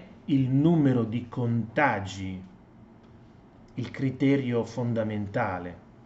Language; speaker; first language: Italian; native; Italian